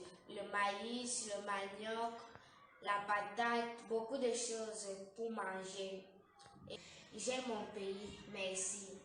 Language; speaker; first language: French; native; French